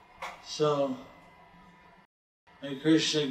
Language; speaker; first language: Chinese; native; Chinese